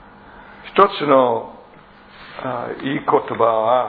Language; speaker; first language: Japanese; non-native, fluent; English